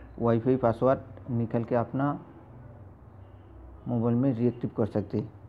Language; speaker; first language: Hindi; non-native, learner; Bangla